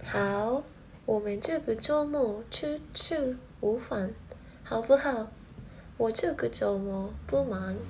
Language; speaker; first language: Chinese; non-native, learner; English